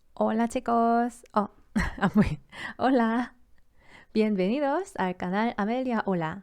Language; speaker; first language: Spanish; non-native, fluent; Korean